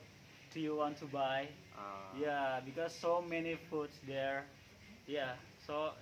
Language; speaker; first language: English; non-native, learner; Indonesian